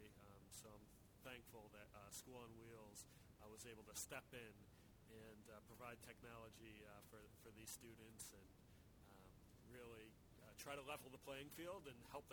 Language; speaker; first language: English; native; English